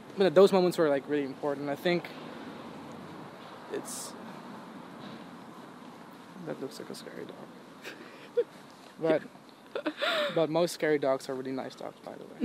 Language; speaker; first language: English; non-native, fluent; Dutch